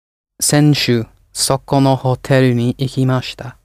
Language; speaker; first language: Japanese; non-native, learner; English